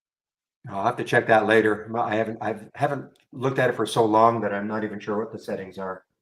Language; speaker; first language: English; native; English